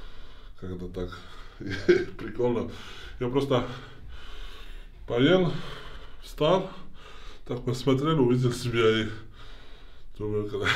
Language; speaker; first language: Russian; non-native, fluent; Georgian